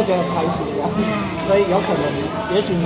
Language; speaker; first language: Chinese; native; Chinese